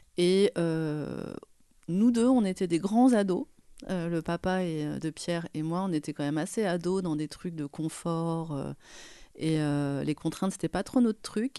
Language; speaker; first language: French; native; French